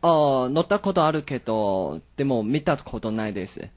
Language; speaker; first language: Japanese; non-native, learner; Chinese